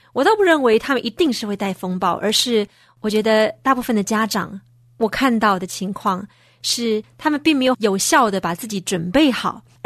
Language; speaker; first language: Chinese; native; Chinese